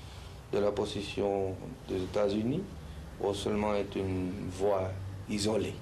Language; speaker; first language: French; non-native, local second language; Spanish